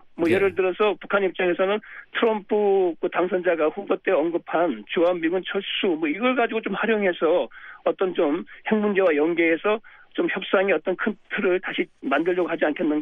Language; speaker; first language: Korean; native; Korean